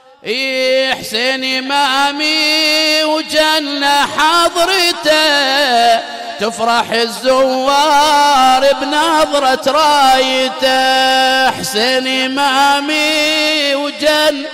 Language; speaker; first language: Arabic; native; Arabic